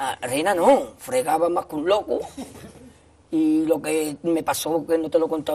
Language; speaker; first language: Spanish; native; Spanish